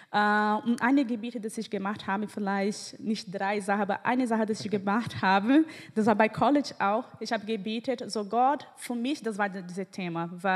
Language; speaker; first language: German; non-native, fluent; Portuguese